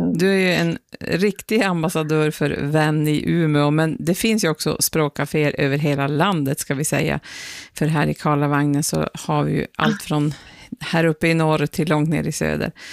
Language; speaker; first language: Swedish; native; Swedish